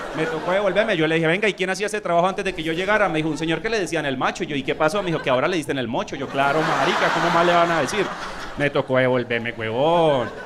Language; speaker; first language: Spanish; native; Spanish